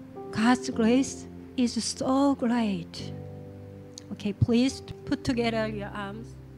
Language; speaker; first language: English; non-native, learner; Korean